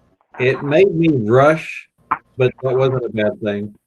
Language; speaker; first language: English; native; English